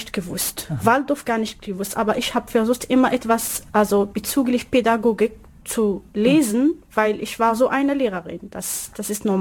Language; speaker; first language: German; non-native, learner; Arabic